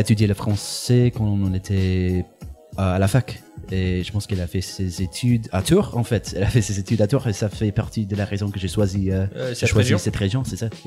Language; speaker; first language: French; non-native, fluent; English